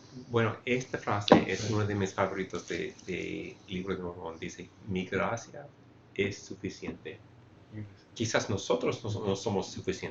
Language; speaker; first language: Spanish; non-native, fluent; English